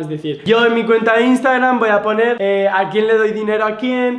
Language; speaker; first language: Spanish; native; Spanish